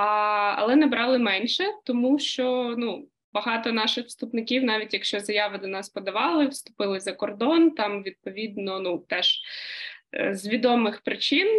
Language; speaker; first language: Ukrainian; native; Ukrainian